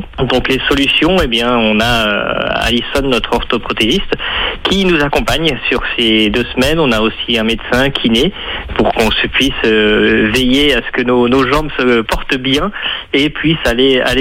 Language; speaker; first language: French; native; French